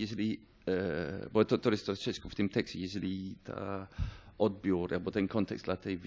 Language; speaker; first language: Polish; non-native, fluent; English